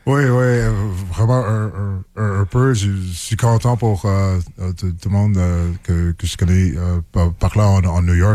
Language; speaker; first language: French; non-native, local second language; English